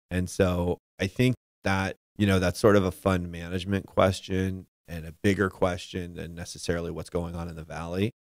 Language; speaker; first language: English; native; English